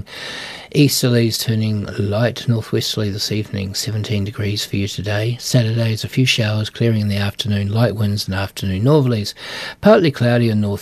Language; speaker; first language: English; native; English